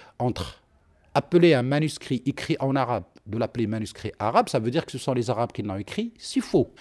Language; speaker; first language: French; non-native, local second language; Arabic